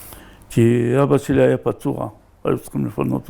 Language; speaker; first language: Hebrew; native; Hebrew